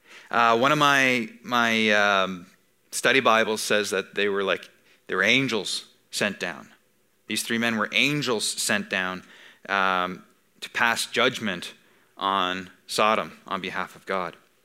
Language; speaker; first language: English; native; English